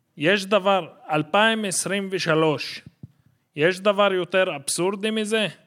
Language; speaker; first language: Hebrew; non-native, local second language; Arabic